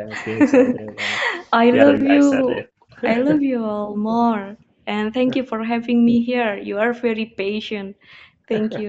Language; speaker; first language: English; non-native, learner; Indonesian